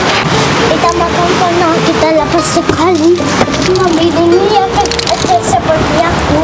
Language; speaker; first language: Indonesian; early bilingual, heritage; Spanish